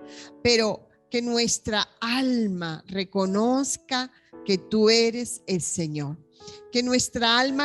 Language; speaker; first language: Spanish; native; Spanish